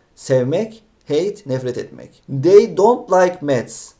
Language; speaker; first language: English; non-native, fluent; Turkish